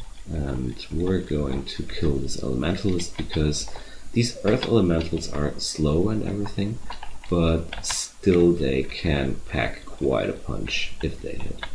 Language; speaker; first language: English; non-native, fluent; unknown